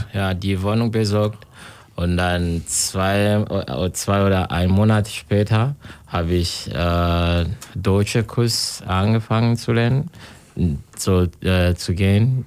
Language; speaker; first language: German; non-native, learner; Kinyarwanda